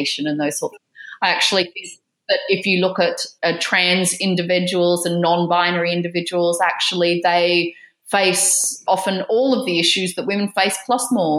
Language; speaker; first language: English; native; English